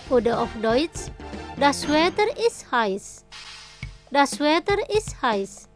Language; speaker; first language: German; non-native, fluent; Indonesian